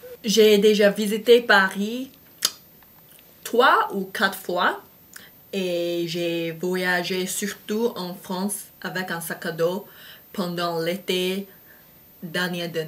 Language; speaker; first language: French; non-native, fluent; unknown